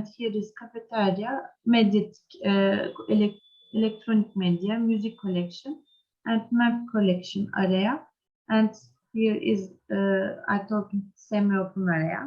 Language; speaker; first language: English; non-native, learner; Turkish